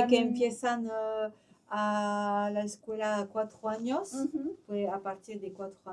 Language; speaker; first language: Spanish; non-native, local second language; French